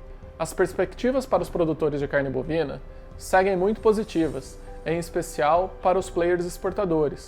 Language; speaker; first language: Portuguese; native; Portuguese